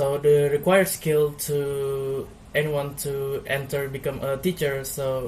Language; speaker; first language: English; non-native, learner; Indonesian